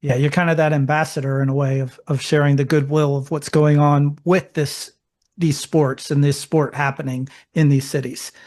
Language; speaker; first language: English; native; English